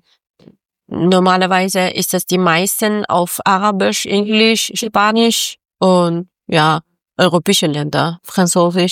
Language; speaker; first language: German; non-native, learner; Persian